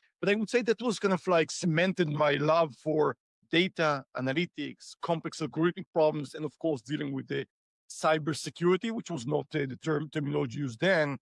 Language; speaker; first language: English; non-native, fluent; Hebrew